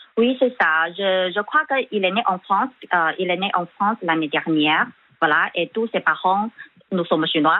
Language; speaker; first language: French; non-native, fluent; Chinese